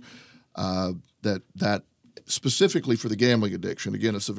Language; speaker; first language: English; native; English